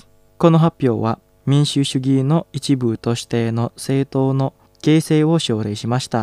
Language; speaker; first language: Japanese; non-native, fluent; Indonesian